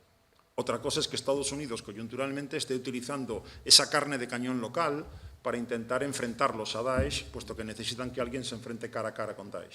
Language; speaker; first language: Spanish; native; Spanish